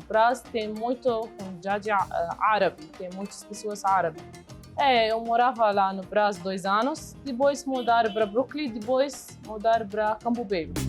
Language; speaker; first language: Portuguese; non-native, learner; Arabic